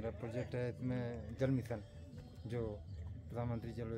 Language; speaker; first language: Hindi; native; Hindi